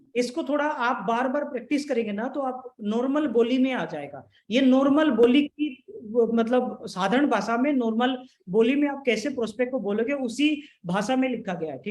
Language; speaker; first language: Hindi; native; Hindi